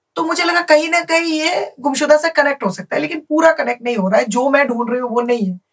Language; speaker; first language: Hindi; non-native, local second language; Bangla